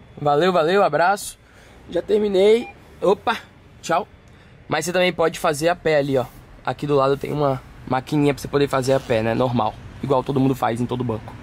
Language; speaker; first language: Portuguese; native; Portuguese